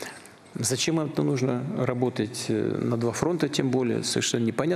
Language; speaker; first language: Russian; native; Russian